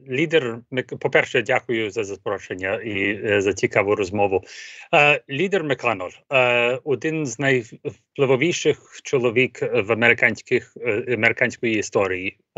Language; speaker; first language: Ukrainian; early bilingual, heritage; Ukrainian